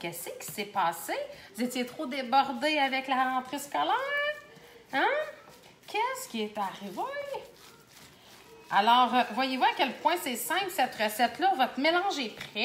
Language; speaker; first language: French; native; French